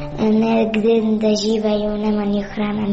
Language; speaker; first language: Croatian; early bilingual, other home language; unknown